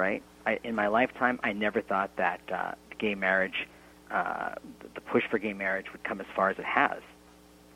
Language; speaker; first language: English; native; English